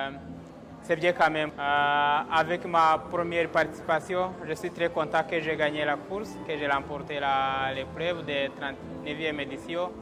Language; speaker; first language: French; non-native, fluent; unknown